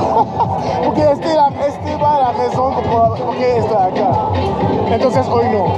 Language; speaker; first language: Spanish; non-native, learner; English